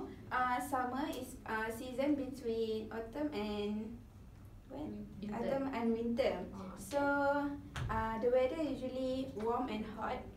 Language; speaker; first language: English; non-native, local second language; Malay